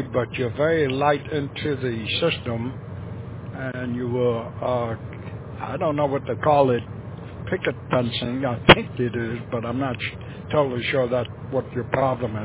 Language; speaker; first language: English; native; English